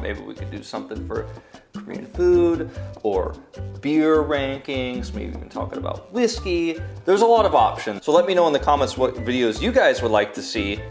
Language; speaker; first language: English; native; English